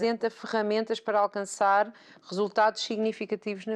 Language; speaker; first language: Portuguese; native; Portuguese